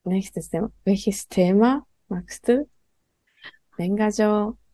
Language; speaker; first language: German; non-native, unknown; Japanese